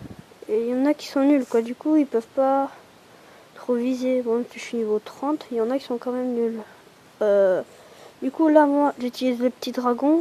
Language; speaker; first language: French; native; French